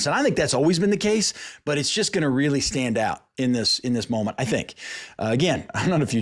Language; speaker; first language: English; native; English